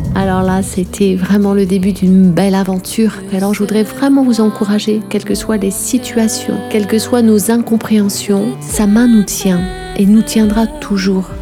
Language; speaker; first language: French; native; French